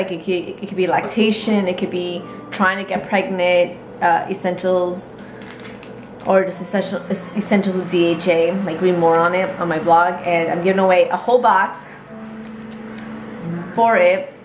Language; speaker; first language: English; early bilingual, other home language; Spanish